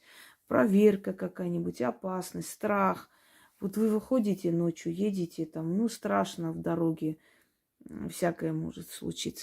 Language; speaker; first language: Russian; native; Russian